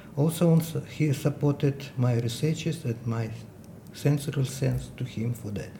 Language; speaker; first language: English; non-native, fluent; Ukrainian